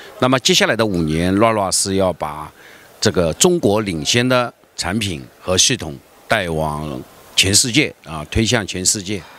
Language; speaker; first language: Chinese; native; Chinese